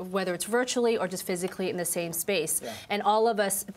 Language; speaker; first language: English; native; English